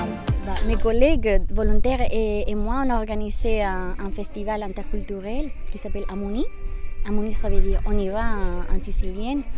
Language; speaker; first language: French; non-native, fluent; Spanish